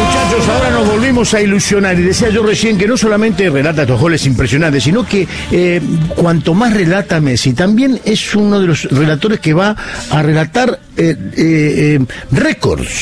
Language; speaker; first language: Spanish; native; Spanish